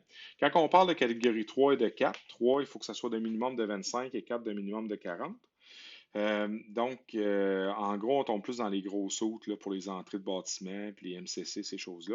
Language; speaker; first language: French; native; French